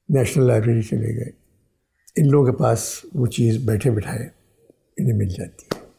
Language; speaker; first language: Urdu; native; Urdu